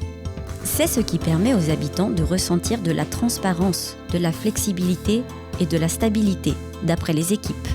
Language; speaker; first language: French; native; French